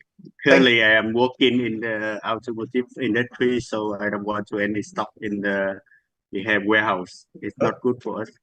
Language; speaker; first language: English; non-native, learner; Vietnamese